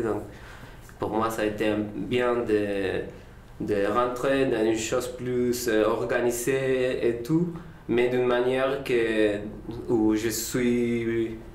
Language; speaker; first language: French; non-native, learner; Spanish